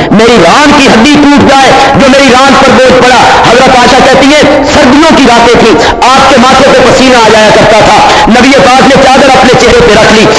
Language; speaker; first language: Urdu; non-native, local second language; Punjabi